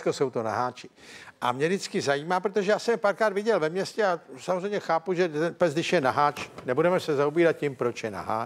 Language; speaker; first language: Czech; native; Czech